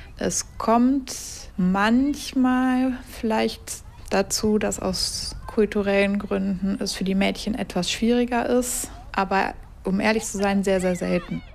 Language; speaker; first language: German; native; German